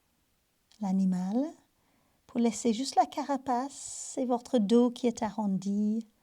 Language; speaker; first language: French; native; French